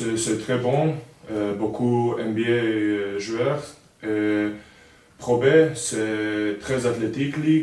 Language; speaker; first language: French; non-native, learner; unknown